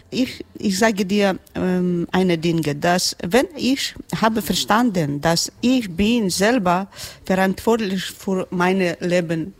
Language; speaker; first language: German; non-native, learner; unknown